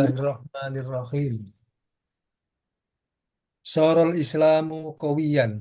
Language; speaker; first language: Arabic; non-native, learner; Indonesian